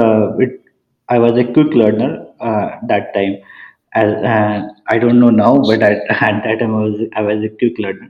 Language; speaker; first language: English; non-native, local second language; Hindi